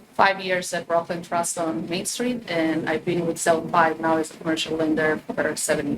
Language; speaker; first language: English; non-native, fluent; Albanian